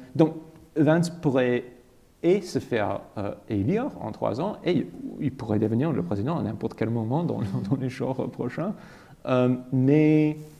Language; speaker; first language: French; non-native, fluent; English